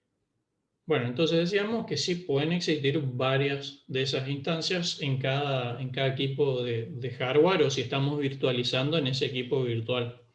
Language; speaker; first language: Spanish; native; Spanish